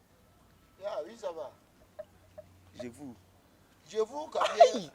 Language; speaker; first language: French; non-native, learner; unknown